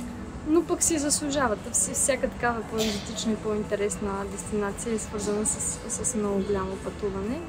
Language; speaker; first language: Bulgarian; native; Bulgarian